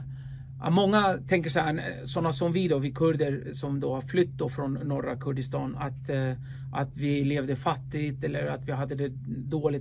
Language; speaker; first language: Swedish; early bilingual, other home language; Kurdish